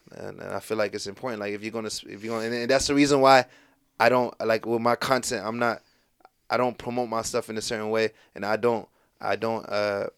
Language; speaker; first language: English; native; English